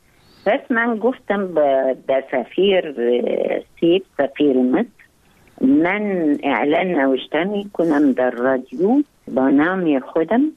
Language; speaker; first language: Persian; non-native, learner; Arabic